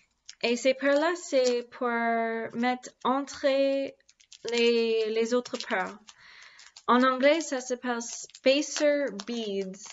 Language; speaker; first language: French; non-native, learner; English